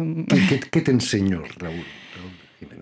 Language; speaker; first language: Spanish; native; Spanish